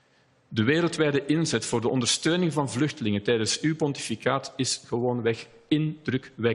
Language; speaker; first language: Dutch; native; Dutch